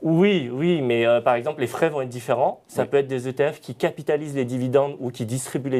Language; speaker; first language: French; native; French